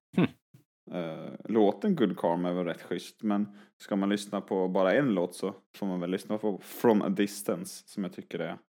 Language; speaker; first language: Swedish; native; Swedish